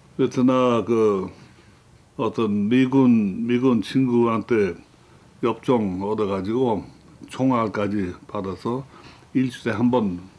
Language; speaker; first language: Korean; non-native, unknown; English